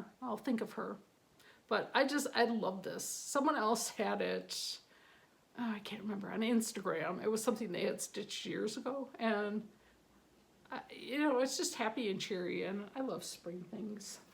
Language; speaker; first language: English; native; English